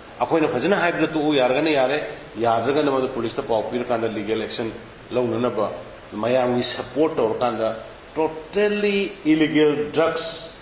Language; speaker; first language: Manipuri; non-native, local second language; Thado Chin